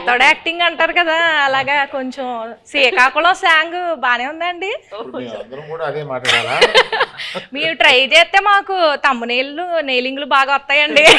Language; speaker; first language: Telugu; native; Telugu